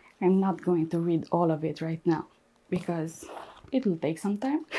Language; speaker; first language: English; non-native, fluent; Romanian